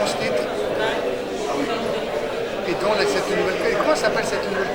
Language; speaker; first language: French; native; French